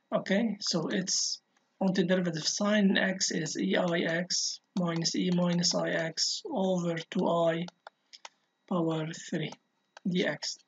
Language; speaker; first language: English; non-native, local second language; Arabic